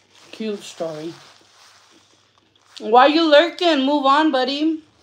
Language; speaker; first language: English; early bilingual, other home language; Spanish